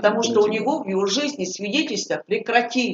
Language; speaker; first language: Russian; native; Russian